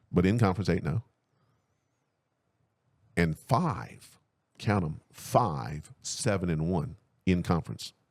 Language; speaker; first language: English; native; English